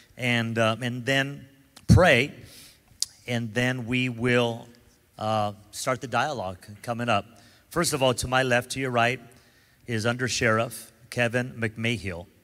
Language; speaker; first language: English; native; English